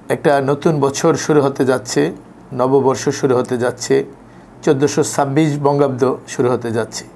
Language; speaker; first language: Bangla; native; Bangla